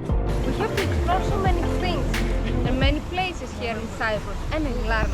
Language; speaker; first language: English; non-native, learner; Greek